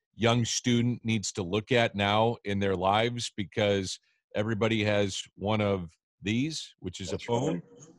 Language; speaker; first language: English; native; English